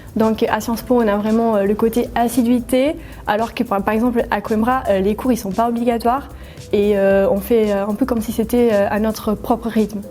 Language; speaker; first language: French; non-native, fluent; Portuguese